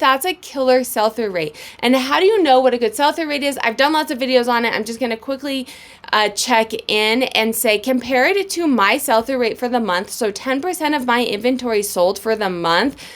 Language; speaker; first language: English; native; English